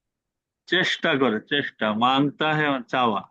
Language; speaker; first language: Hindi; non-native, fluent; Bangla